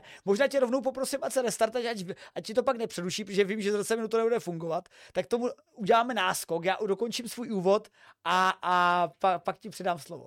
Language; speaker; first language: Czech; native; Czech